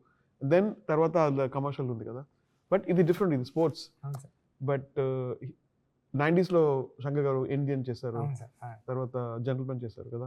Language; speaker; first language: Telugu; non-native, learner; Tamil